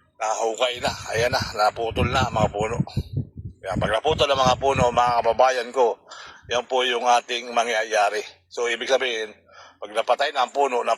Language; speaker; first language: Filipino; native; Filipino